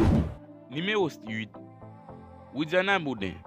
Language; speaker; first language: French; non-native, local second language; Haitian Creole